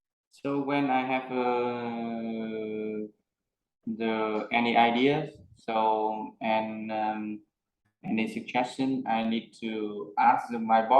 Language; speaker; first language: English; non-native, learner; Vietnamese